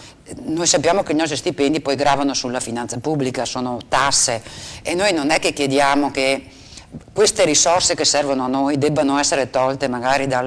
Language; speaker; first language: Italian; native; Italian